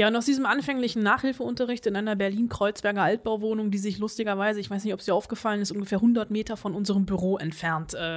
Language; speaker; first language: German; native; German